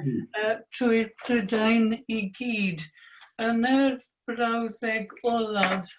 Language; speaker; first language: Welsh; non-native, fluent; English